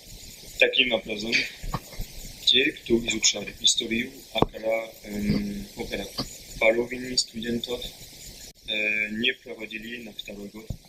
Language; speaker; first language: Russian; non-native, learner; French